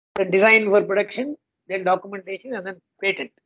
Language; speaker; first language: English; non-native, local second language; Tamil